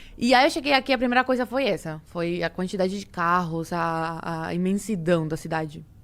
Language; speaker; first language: Portuguese; early bilingual, other home language; Spanish